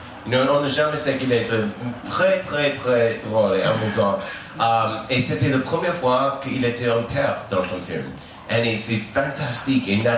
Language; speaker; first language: French; non-native, learner; English